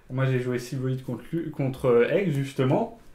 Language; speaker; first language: French; native; French